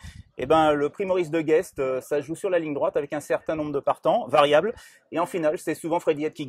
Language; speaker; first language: French; native; French